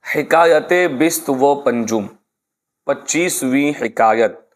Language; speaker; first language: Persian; non-native, fluent; Urdu